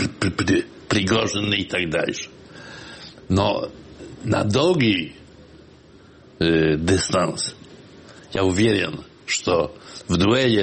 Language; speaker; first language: Russian; non-native, fluent; Polish